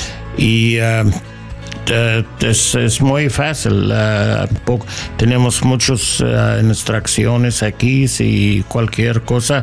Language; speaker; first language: Spanish; non-native, learner; English